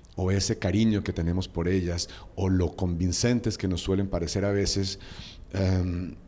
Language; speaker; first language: Spanish; native; Spanish